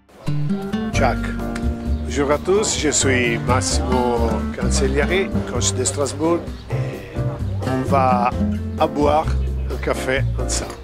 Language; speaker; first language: French; non-native, fluent; Italian